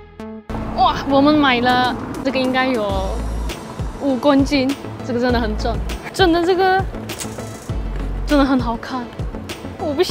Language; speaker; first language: Chinese; non-native, fluent; Turkish